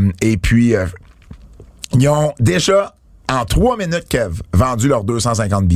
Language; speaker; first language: French; native; French